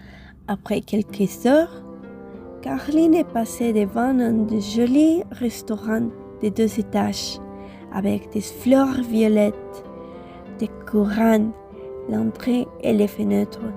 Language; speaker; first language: French; non-native, fluent; Spanish